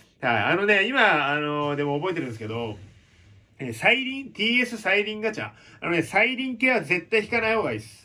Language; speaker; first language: Japanese; native; Japanese